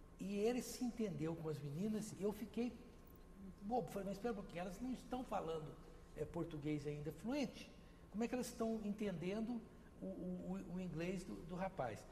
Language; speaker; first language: Portuguese; native; Portuguese